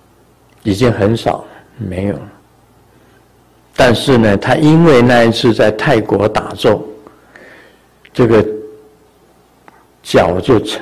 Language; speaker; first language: Chinese; native; Chinese